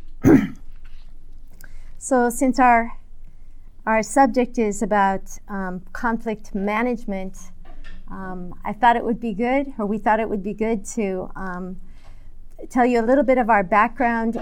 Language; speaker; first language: English; native; English